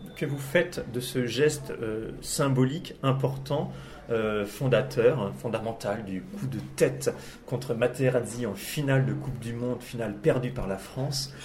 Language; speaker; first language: French; native; French